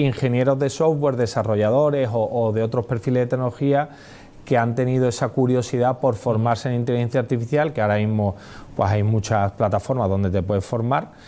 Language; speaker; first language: Spanish; native; Spanish